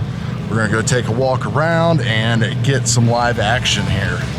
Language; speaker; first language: English; native; English